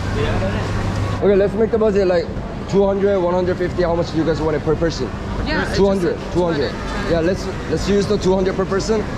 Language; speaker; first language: English; non-native, learner; Korean